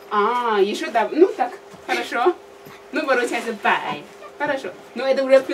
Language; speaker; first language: Russian; non-native, learner; Chinese